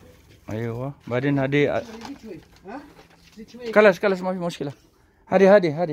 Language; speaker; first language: Arabic; non-native, learner; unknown